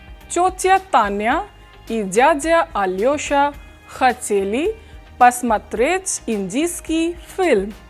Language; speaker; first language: Russian; non-native, fluent; English